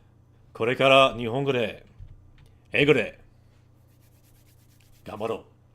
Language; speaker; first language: Japanese; non-native, learner; English